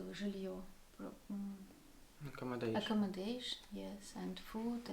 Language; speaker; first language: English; non-native, learner; Russian